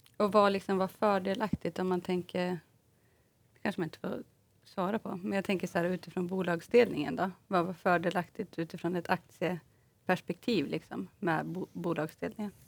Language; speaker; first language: Swedish; native; Swedish